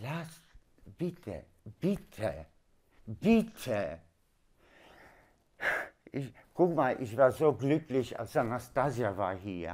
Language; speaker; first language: German; non-native, learner; Polish